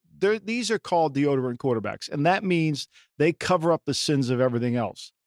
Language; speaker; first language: English; native; English